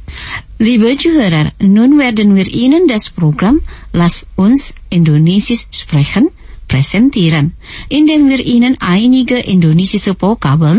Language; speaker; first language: German; non-native, fluent; Indonesian